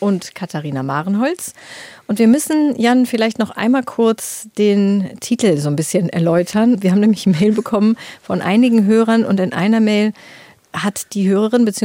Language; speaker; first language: German; native; German